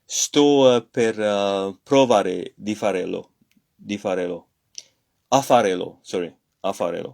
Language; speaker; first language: Italian; non-native, fluent; French